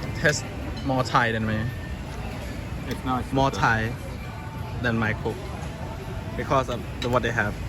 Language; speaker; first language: English; non-native, learner; Thai